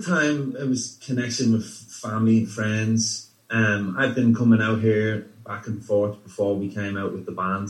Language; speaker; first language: English; native; English